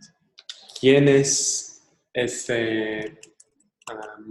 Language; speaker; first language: Spanish; non-native, learner; English